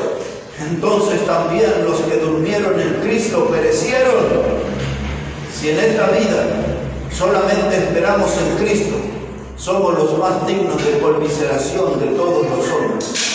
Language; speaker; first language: Spanish; native; Spanish